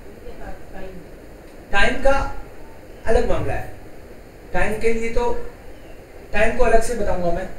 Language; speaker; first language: Hindi; non-native, local second language; Gujarati